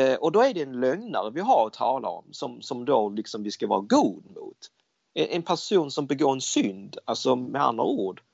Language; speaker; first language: Swedish; early bilingual, other home language; Cantonese